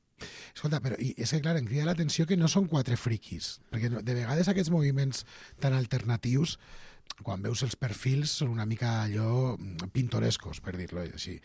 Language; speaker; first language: Catalan; native; Catalan